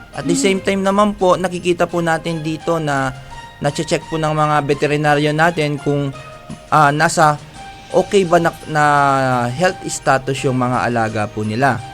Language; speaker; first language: Filipino; native; Filipino